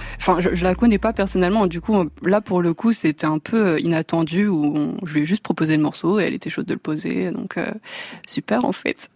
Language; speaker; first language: French; native; French